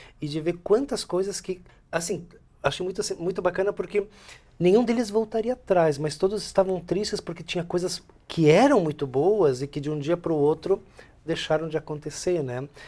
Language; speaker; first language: Portuguese; early bilingual, other home language; Spanish